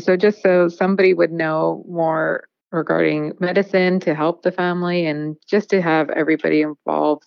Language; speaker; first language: English; native; English